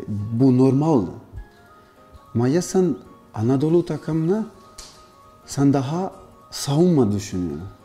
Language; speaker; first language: Turkish; non-native, learner; Portuguese